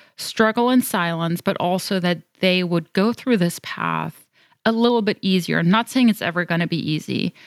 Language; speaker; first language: English; non-native, fluent; German